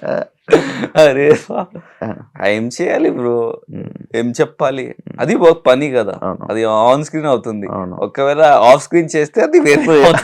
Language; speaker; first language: Telugu; non-native, learner; Hindi